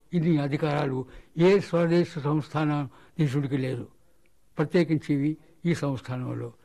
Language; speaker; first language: Telugu; non-native, local second language; Marathi